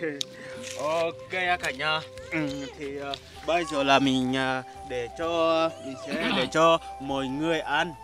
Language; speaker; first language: Vietnamese; non-native, fluent; Portuguese